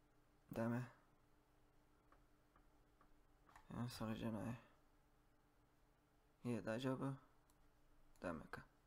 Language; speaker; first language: Japanese; non-native, learner; English